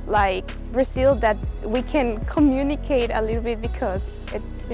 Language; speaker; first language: English; non-native, fluent; Spanish